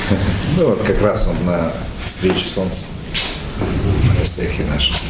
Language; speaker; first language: Russian; native; Russian